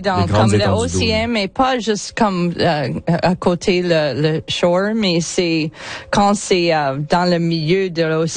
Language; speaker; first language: French; non-native, learner; English